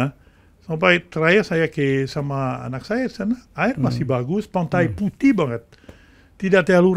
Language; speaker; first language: Indonesian; non-native, fluent; French